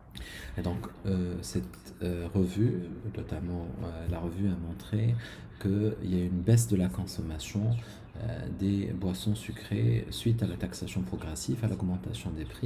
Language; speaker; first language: French; non-native, local second language; Arabic